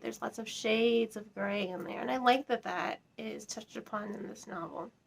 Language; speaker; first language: English; native; English